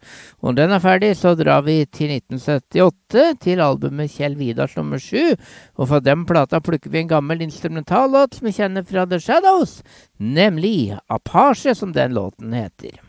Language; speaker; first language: Norwegian; native; Norwegian